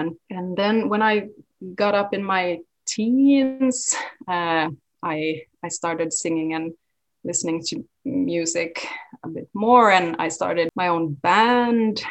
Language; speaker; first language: English; non-native, fluent; Swedish